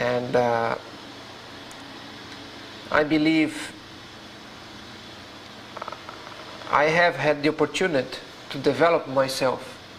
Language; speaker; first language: English; non-native, fluent; Portuguese